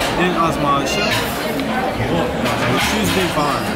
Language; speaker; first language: Turkish; non-native, learner; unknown